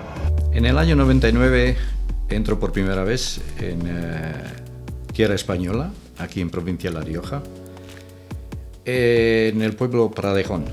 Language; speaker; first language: Spanish; non-native, fluent; Romanian